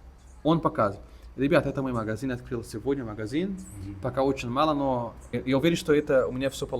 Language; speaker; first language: Russian; non-native, fluent; Portuguese